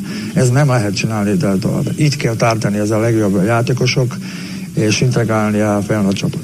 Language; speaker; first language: Hungarian; non-native, learner; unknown